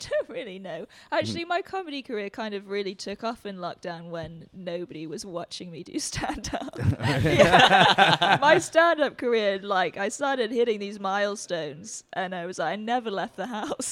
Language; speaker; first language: English; native; English